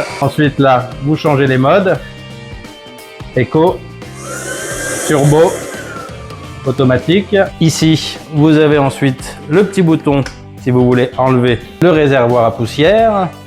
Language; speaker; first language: French; native; French